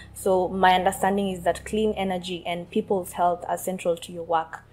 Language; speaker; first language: English; non-native, local second language; Kalenjin